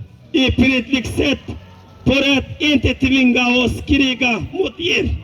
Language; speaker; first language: Swedish; non-native, learner; Uyghur